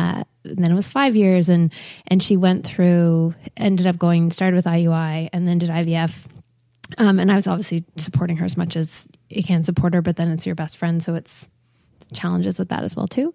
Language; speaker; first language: English; native; English